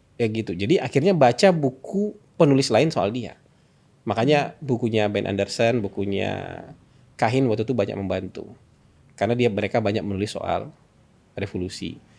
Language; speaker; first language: Indonesian; non-native, local second language; Minangkabau